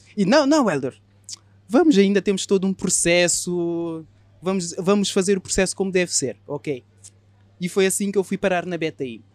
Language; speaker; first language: Portuguese; non-native, local second language; Kabuverdianu